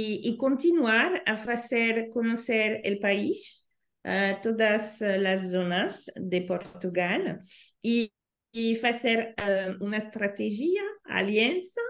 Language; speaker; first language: Spanish; non-native, learner; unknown